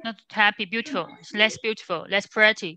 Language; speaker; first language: English; non-native, learner; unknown